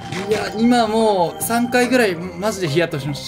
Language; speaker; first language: Japanese; native; Japanese